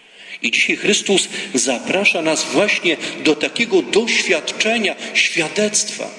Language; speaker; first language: Polish; native; Polish